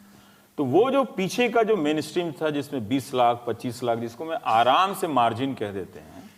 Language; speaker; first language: Hindi; native; Hindi